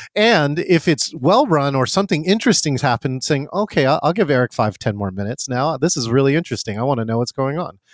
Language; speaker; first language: English; native; English